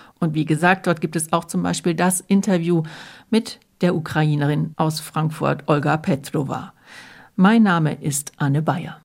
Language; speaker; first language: German; native; German